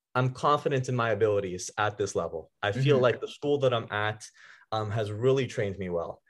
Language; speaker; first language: English; native; English